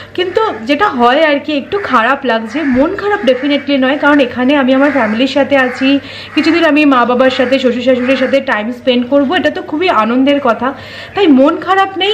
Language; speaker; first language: Bangla; native; Bangla